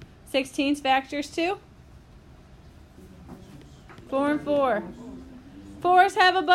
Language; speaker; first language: English; native; English